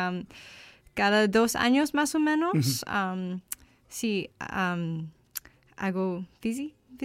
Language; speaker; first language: Spanish; non-native, learner; English